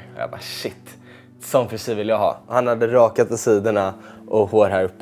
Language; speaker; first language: Swedish; native; Swedish